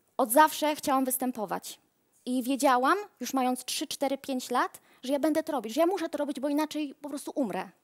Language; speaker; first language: Polish; native; Polish